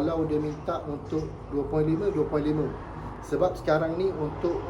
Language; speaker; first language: Malay; native; Malay